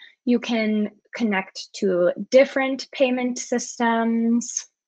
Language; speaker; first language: English; native; English